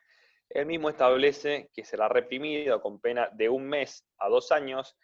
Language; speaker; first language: Spanish; native; Spanish